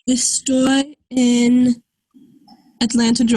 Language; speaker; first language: Spanish; non-native, learner; English